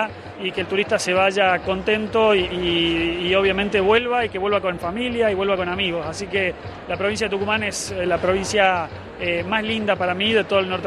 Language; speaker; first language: Spanish; native; Spanish